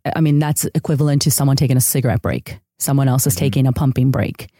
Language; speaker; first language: English; early bilingual, other home language; Spanish